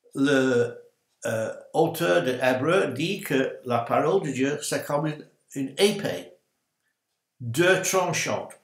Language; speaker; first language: French; non-native, learner; English